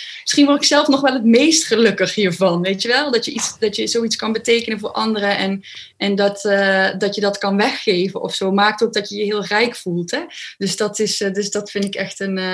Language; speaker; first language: Dutch; native; Dutch